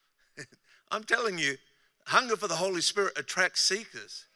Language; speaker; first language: English; native; English